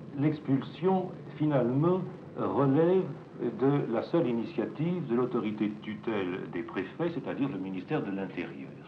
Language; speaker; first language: French; native; French